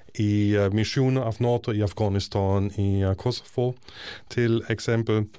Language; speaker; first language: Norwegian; non-native, fluent; German